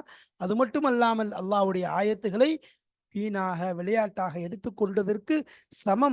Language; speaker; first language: Tamil; native; Tamil